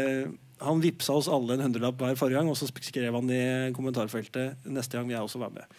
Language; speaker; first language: Norwegian; native; Norwegian